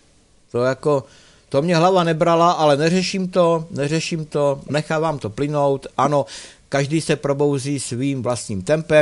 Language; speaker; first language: Czech; native; Czech